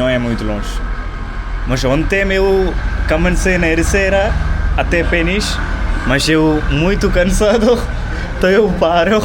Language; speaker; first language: Portuguese; non-native, learner; Malayalam